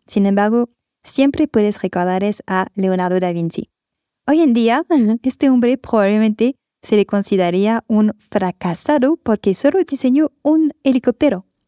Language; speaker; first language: Spanish; non-native, fluent; French